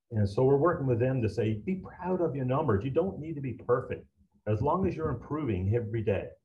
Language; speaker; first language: English; native; English